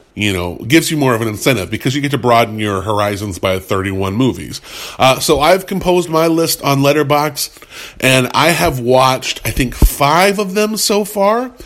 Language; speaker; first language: English; native; English